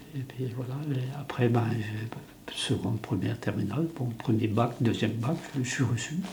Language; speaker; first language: French; non-native, local second language; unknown